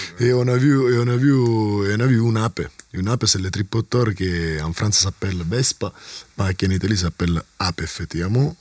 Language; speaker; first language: French; non-native, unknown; Italian